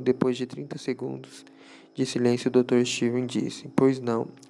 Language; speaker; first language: Portuguese; native; Portuguese